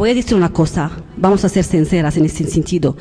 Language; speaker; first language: Spanish; non-native, learner; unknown